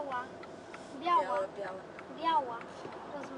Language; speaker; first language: Polish; early bilingual, other home language; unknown